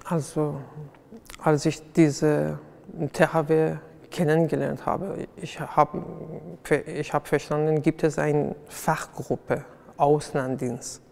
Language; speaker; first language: German; non-native, fluent; Persian